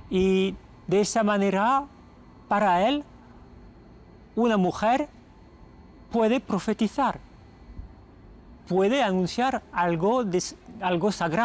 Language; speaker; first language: Spanish; non-native, fluent; French